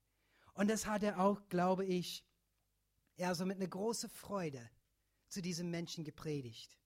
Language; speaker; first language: German; non-native, fluent; English